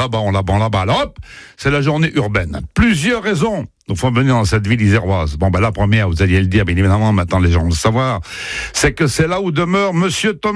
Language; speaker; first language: French; native; French